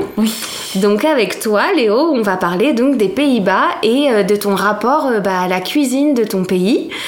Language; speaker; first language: French; native; French